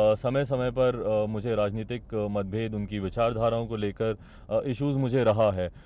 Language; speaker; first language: Hindi; native; Hindi